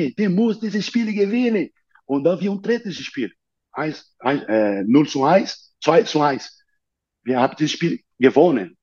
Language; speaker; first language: German; non-native, fluent; Portuguese